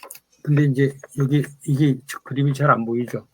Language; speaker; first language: Korean; native; Korean